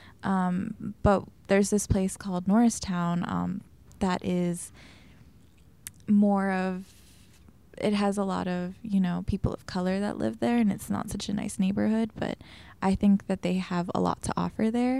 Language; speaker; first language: English; early bilingual, other home language; Spanish